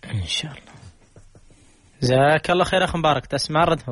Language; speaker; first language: Arabic; native; Arabic